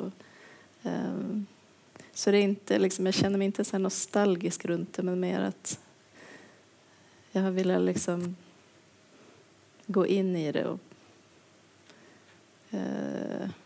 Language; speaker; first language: Swedish; native; Swedish